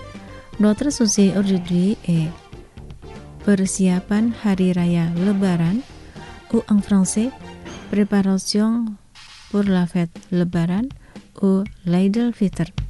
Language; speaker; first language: French; non-native, fluent; Indonesian